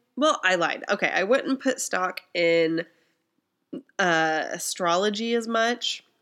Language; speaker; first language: English; native; English